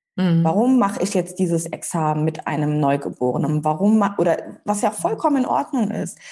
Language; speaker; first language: German; early bilingual, other home language; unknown